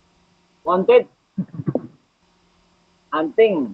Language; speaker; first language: English; non-native, learner; Indonesian